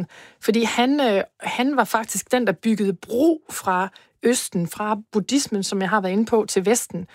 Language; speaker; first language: Danish; native; Danish